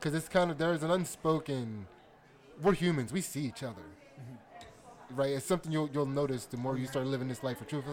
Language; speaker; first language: English; native; English